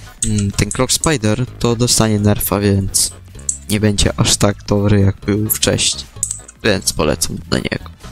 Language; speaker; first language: Polish; native; Polish